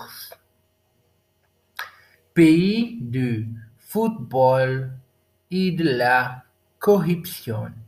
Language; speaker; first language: French; non-native, learner; Portuguese